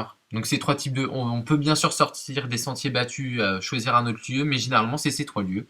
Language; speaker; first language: French; native; French